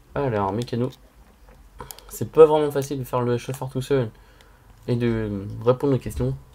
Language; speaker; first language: French; native; French